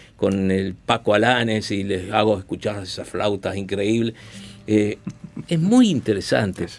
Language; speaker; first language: Spanish; native; Spanish